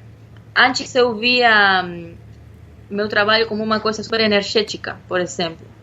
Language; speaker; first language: Portuguese; non-native, fluent; Spanish